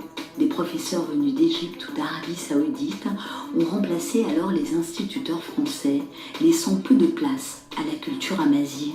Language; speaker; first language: French; native; French